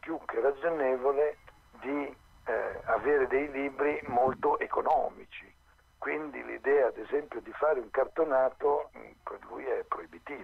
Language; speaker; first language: Italian; native; Italian